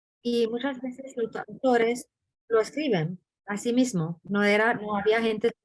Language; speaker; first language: Spanish; non-native, fluent; English